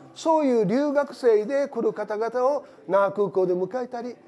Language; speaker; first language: Japanese; native; Japanese